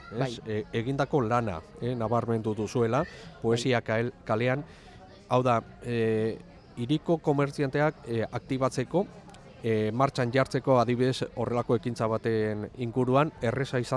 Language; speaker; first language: Basque; native; Basque